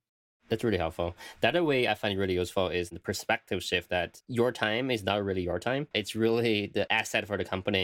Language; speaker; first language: English; non-native, fluent; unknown